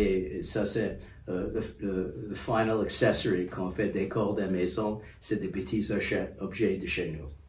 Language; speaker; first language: French; non-native, fluent; English